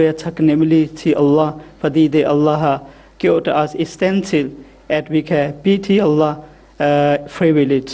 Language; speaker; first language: Danish; non-native, fluent; Urdu